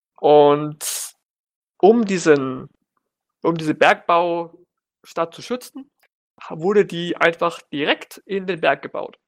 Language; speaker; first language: German; native; German